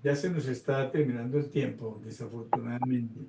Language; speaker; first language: Spanish; native; Spanish